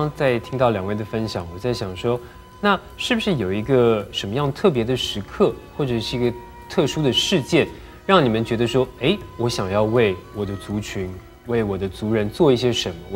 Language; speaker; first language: Chinese; native; Chinese